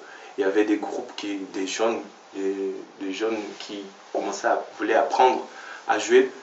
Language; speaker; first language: French; non-native, fluent; Portuguese